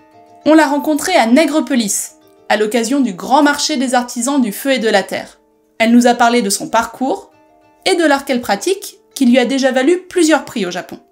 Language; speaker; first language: French; native; French